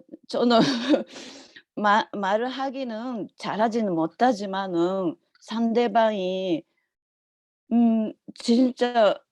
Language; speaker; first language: Korean; non-native, learner; Japanese